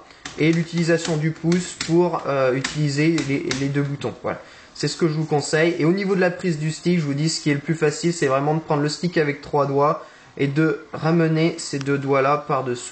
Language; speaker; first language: French; native; French